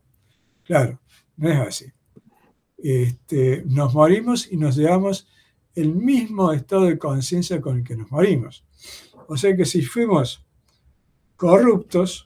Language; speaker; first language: Spanish; native; Spanish